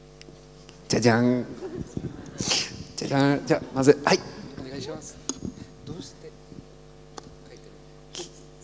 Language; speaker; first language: Japanese; non-native, learner; French